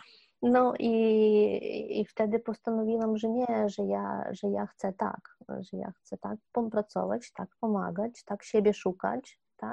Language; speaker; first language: Polish; non-native, fluent; Ukrainian